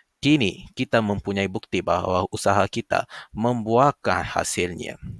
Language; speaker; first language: Malay; non-native, local second language; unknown